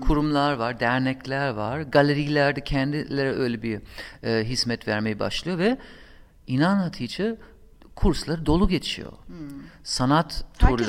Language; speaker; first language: Turkish; non-native, fluent; German